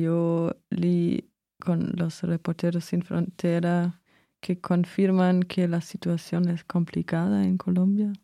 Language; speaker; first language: Spanish; non-native, fluent; German